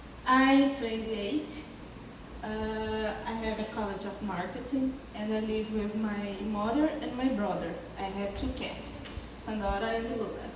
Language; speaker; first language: English; non-native, learner; Portuguese